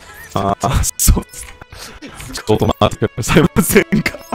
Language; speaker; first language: Japanese; non-native, learner; English